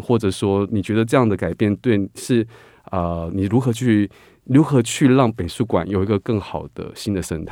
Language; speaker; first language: Chinese; native; Chinese